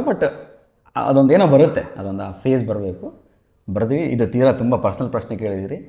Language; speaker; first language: Kannada; native; Kannada